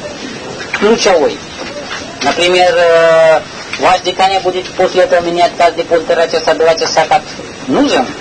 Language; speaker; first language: Russian; non-native, learner; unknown